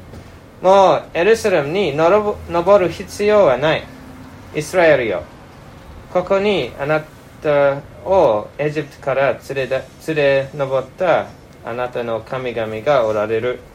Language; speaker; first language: Japanese; non-native, fluent; English